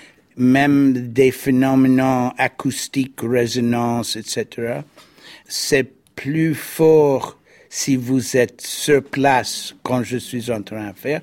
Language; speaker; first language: French; non-native, fluent; English